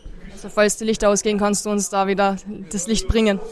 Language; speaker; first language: German; native; German